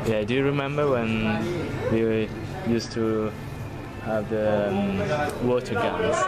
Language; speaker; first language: English; non-native, fluent; Italian